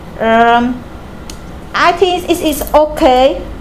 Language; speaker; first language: English; non-native, learner; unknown